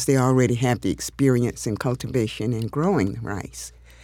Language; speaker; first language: English; native; English